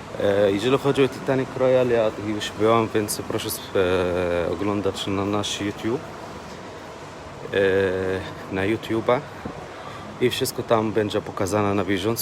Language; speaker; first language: Polish; non-native, learner; Arabic